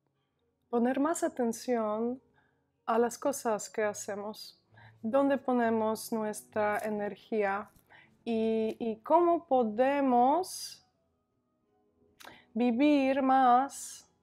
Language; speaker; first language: Spanish; non-native, fluent; Polish